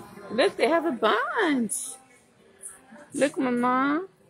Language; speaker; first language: English; early bilingual, other home language; Spanish